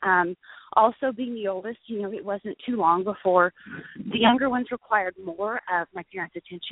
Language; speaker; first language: English; native; English